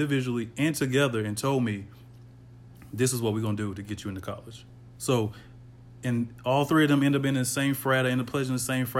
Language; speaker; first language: English; native; English